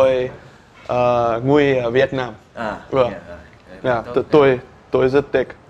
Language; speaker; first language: Vietnamese; non-native, learner; Dutch